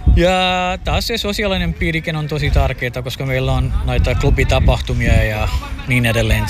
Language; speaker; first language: Finnish; non-native, fluent; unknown